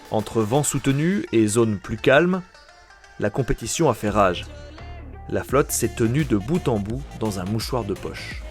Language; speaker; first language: French; native; French